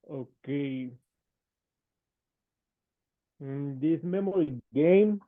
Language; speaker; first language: English; non-native, fluent; Spanish